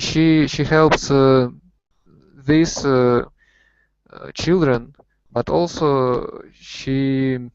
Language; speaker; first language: English; non-native, learner; Russian